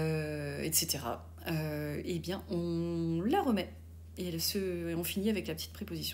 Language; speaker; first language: French; native; French